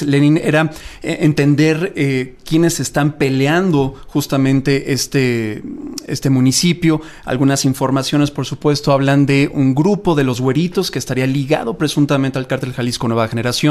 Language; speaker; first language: Spanish; native; Spanish